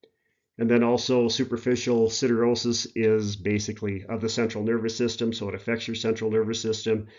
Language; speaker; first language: English; native; English